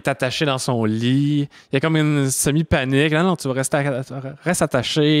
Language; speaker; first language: French; native; French